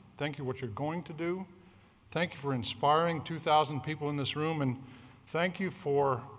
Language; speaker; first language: English; native; English